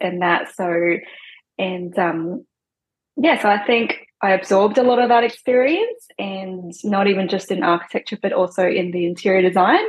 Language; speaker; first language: English; non-native, local second language; Cantonese